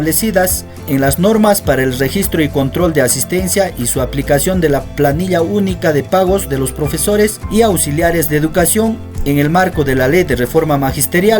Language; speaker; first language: Spanish; native; Spanish